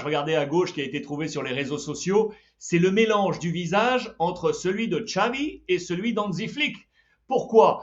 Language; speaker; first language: French; native; French